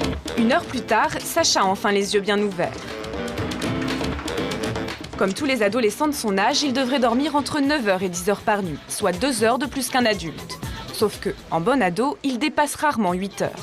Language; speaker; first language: French; native; French